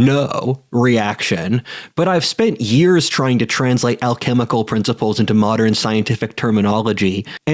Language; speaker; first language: English; native; English